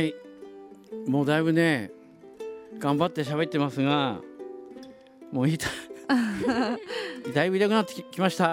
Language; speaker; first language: Japanese; native; Japanese